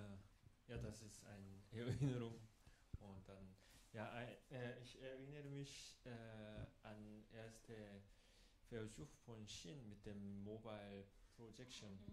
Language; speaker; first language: German; non-native, fluent; Korean